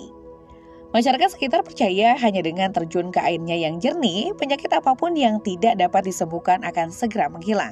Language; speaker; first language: Indonesian; native; Indonesian